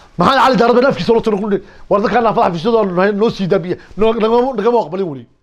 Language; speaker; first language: Somali; native; Somali